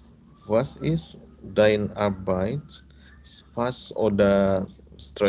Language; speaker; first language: German; non-native, learner; Indonesian